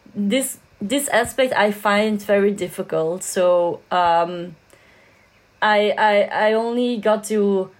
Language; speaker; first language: English; non-native, fluent; Dutch